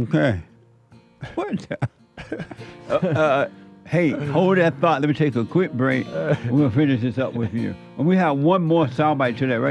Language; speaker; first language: English; native; English